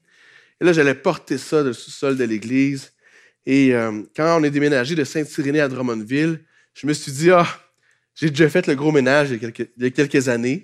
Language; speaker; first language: French; native; French